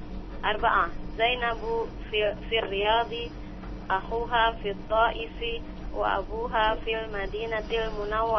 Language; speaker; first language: Arabic; non-native, learner; Indonesian